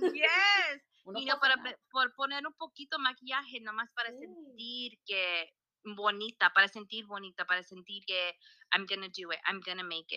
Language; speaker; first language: Spanish; early bilingual, heritage; Spanish